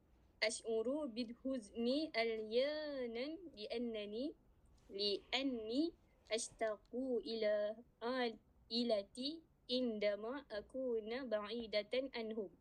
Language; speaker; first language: Arabic; non-native, learner; Malay